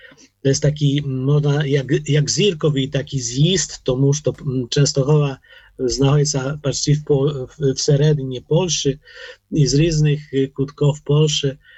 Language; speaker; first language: Polish; non-native, learner; Ukrainian